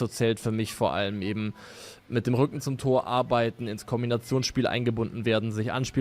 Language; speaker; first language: German; native; German